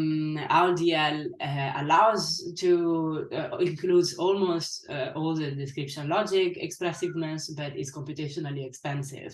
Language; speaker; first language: English; non-native, fluent; Italian